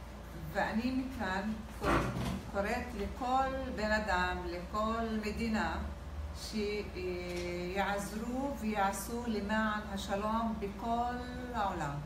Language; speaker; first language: Hebrew; non-native, local second language; Arabic